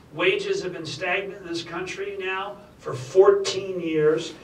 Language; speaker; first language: English; native; English